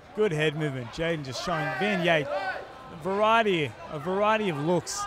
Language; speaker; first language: English; native; English